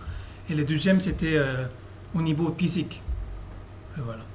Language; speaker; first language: French; non-native, learner; Korean